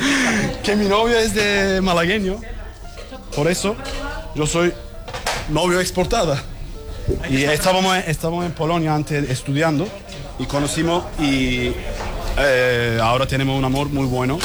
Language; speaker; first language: Spanish; non-native, learner; Turkish